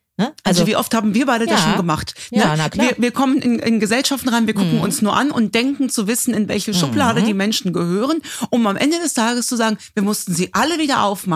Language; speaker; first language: German; native; German